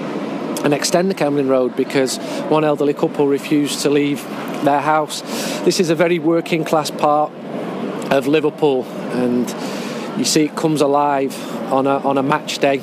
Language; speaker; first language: English; native; English